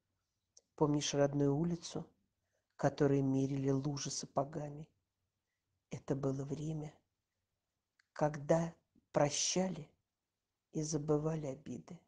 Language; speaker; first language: Russian; native; Russian